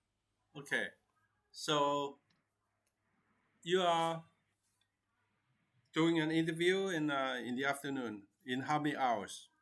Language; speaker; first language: English; non-native, fluent; Chinese